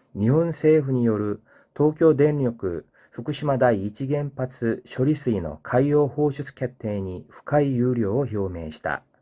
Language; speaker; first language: Japanese; non-native, fluent; Korean